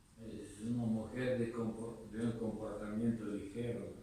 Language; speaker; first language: Spanish; non-native, learner; Russian